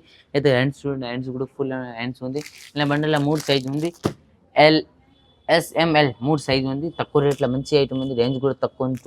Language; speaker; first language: Telugu; non-native, local second language; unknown